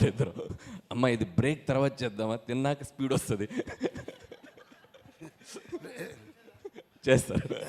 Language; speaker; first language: Telugu; native; Telugu